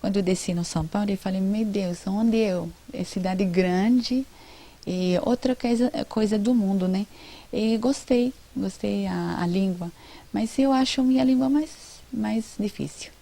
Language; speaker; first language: Portuguese; non-native, learner; Arabic